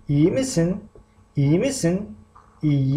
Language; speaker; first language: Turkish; non-native, fluent; Tajik